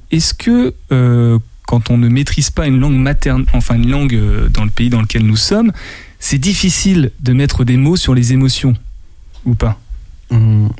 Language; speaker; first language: French; native; French